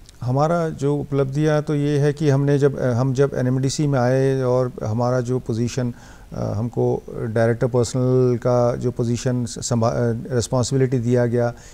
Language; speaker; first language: Hindi; non-native, local second language; Bangla